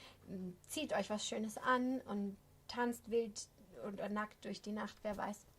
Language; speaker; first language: German; early bilingual, other home language; English